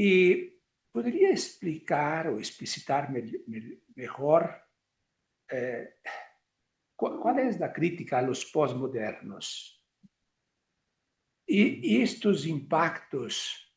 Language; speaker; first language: Spanish; non-native, fluent; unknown